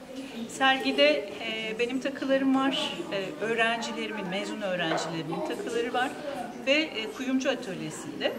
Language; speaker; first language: Turkish; native; Turkish